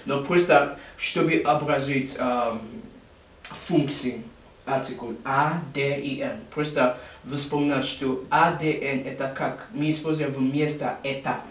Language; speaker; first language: Russian; non-native, learner; English